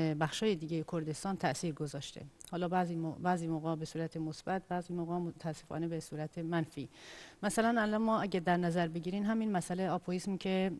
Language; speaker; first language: Persian; non-native, local second language; Kurdish